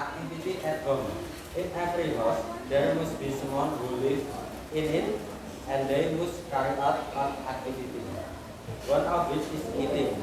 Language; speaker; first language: English; non-native, learner; Indonesian